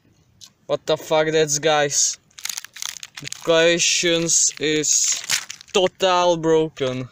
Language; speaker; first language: English; non-native, learner; Czech